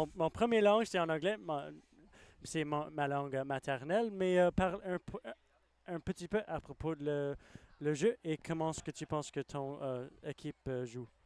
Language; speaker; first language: French; non-native, learner; English